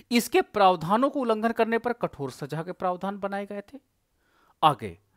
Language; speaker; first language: Hindi; native; Hindi